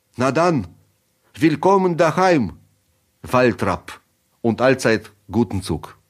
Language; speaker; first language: German; non-native, fluent; Russian